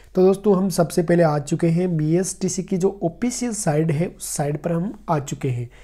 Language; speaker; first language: Hindi; native; Hindi